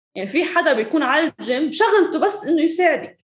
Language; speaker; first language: Arabic; early bilingual, other home language; English